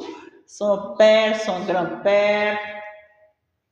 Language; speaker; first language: French; non-native, learner; Portuguese